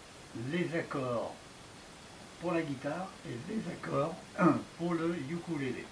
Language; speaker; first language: French; native; French